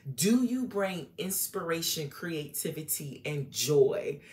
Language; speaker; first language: English; native; English